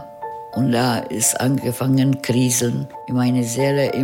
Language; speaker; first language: German; non-native, fluent; Czech